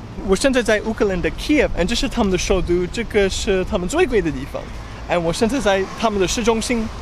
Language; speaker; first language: Chinese; non-native, fluent; English